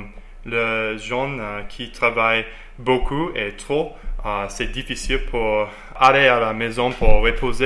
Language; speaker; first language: French; non-native, learner; English